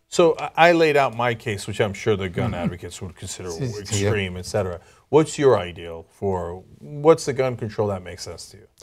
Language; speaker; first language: English; non-native, fluent; Turkish